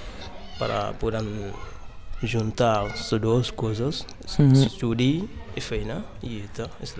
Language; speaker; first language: Catalan; non-native, learner; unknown